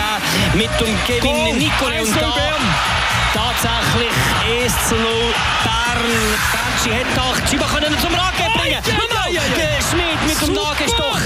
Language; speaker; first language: German; native; German